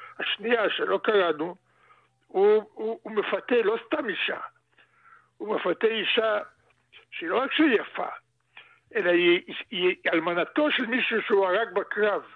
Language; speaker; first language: Hebrew; early bilingual, other home language; Russian